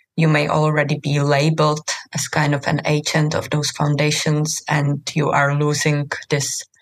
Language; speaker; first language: English; non-native, fluent; Czech